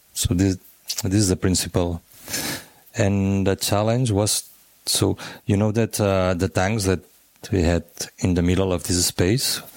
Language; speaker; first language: English; non-native, fluent; Catalan